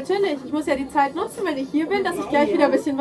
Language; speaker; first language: German; native; German